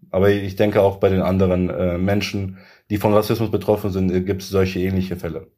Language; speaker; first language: German; early bilingual, other home language; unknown